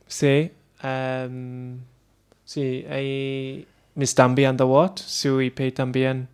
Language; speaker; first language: Spanish; non-native, learner; English